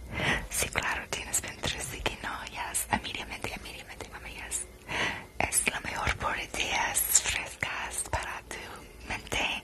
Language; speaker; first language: Spanish; non-native, learner; English